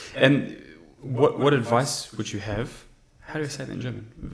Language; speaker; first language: English; native; English